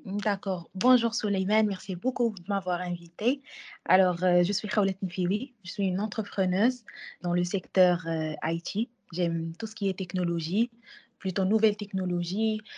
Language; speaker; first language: French; non-native, local second language; Arabic